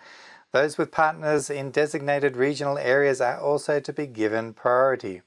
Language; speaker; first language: English; native; English